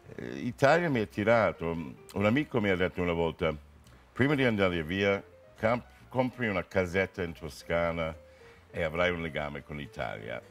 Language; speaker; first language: Italian; non-native, fluent; English